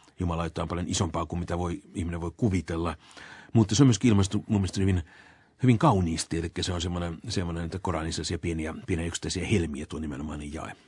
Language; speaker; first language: Finnish; native; Finnish